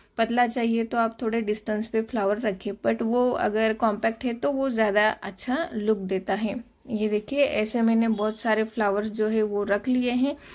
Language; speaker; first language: Hindi; non-native, local second language; Marathi